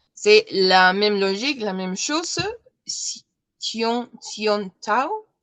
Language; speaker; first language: French; non-native, learner; Spanish